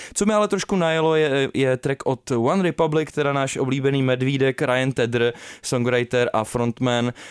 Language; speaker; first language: Czech; native; Czech